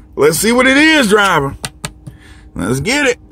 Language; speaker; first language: English; native; English